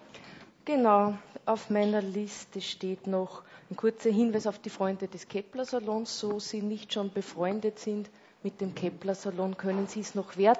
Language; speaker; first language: German; native; German